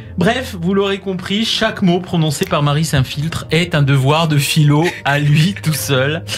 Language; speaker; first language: French; native; French